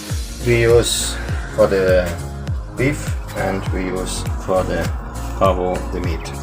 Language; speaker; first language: English; non-native, learner; German